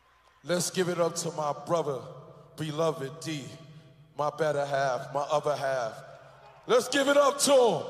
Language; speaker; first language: English; native; English